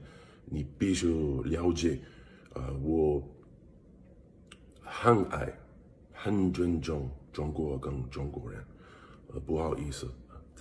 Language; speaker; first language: Chinese; non-native, learner; English